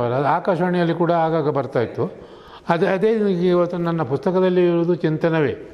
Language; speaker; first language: Kannada; non-native, local second language; Tulu